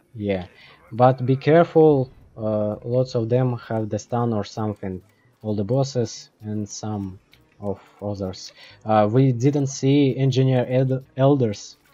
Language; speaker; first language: English; non-native, learner; Russian